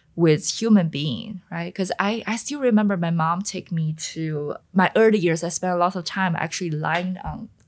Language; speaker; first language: English; non-native, fluent; Chinese